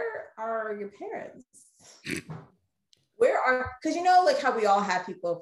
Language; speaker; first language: English; native; English